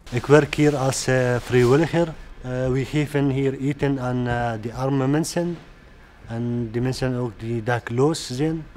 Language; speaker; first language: Dutch; non-native, learner; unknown